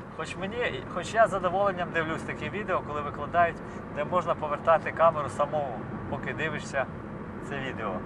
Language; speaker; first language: Ukrainian; non-native, local second language; Russian